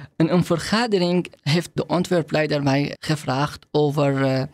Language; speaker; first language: Dutch; non-native, fluent; Arabic